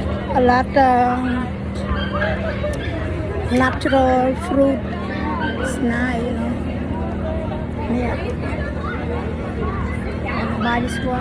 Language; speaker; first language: English; non-native, learner; Khmer